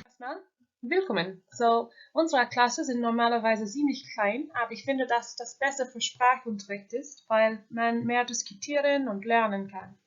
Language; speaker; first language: German; non-native, fluent; English